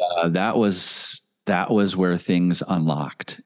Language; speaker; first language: English; native; English